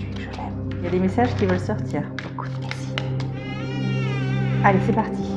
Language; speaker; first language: French; native; French